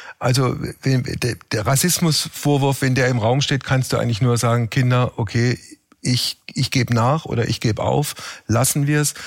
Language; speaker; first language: German; native; German